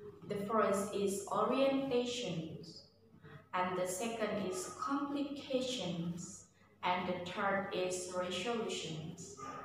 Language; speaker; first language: English; non-native, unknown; Indonesian